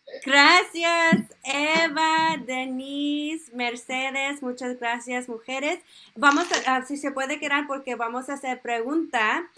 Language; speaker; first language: Spanish; early bilingual, heritage; Spanish